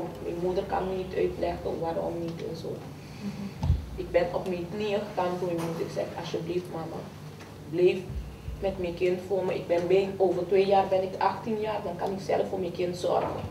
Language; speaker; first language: Dutch; non-native, fluent; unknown